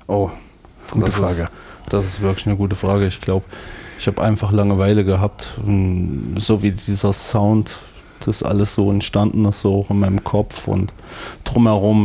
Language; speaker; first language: German; native; German